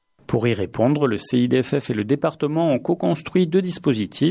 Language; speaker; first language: French; native; French